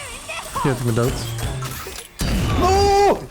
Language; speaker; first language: Dutch; native; Dutch